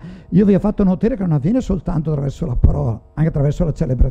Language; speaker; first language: Italian; native; Italian